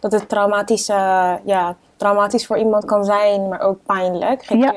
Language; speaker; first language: Dutch; native; Dutch